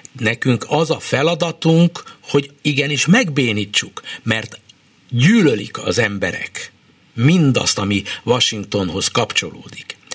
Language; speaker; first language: Hungarian; native; Hungarian